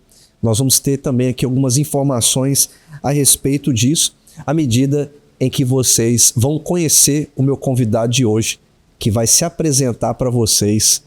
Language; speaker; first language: Portuguese; native; Portuguese